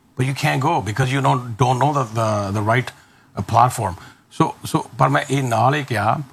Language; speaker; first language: Punjabi; early bilingual, heritage; Punjabi